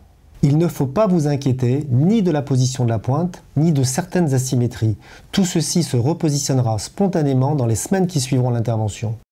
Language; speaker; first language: French; native; French